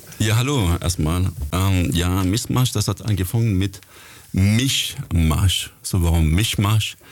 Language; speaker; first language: German; non-native, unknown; French